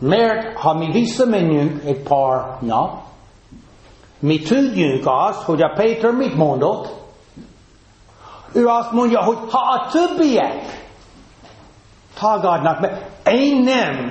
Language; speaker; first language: Hungarian; non-native, fluent; English